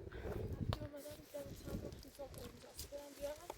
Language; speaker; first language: Persian; native; Persian